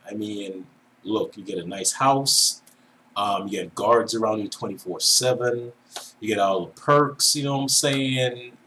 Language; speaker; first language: English; native; English